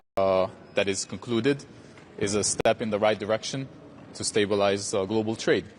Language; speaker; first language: English; non-native, fluent; Hungarian